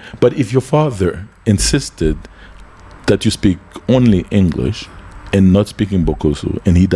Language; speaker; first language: English; native; English